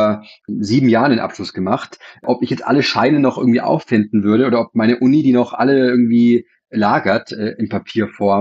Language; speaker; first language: German; native; German